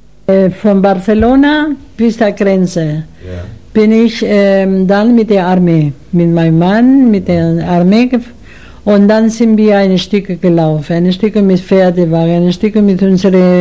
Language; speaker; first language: German; non-native, learner; Spanish